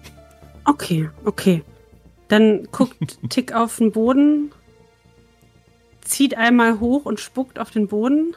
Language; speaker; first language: German; native; German